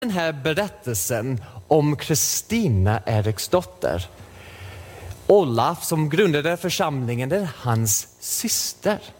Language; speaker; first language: Swedish; non-native, fluent; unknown